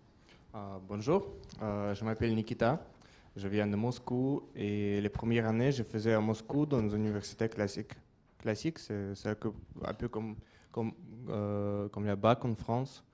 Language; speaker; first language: French; non-native, fluent; Russian